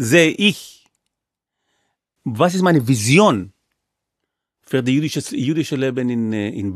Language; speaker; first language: German; non-native, fluent; Hebrew